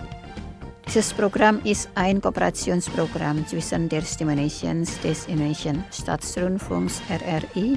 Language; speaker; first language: German; non-native, fluent; Indonesian